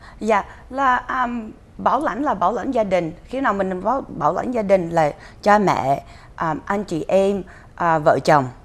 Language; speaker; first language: Vietnamese; early bilingual, heritage; Vietnamese